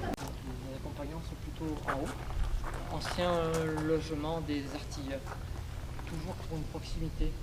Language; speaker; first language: French; native; French